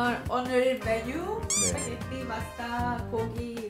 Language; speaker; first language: Korean; non-native, learner; Greek